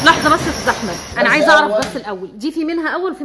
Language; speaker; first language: Arabic; native; Arabic